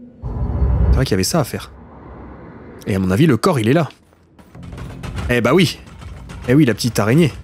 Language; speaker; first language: French; native; French